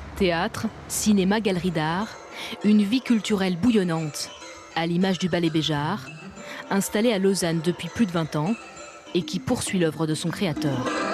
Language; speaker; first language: French; native; French